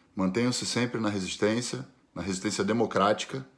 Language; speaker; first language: Portuguese; native; Portuguese